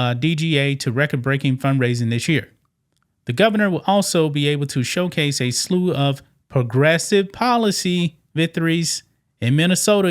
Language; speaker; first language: English; native; English